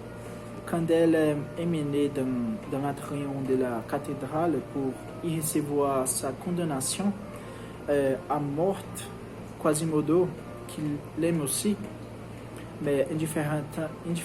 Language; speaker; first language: French; non-native, learner; Portuguese